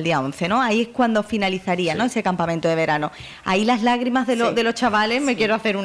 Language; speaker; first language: Spanish; native; Spanish